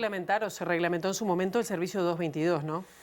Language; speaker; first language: Spanish; native; Spanish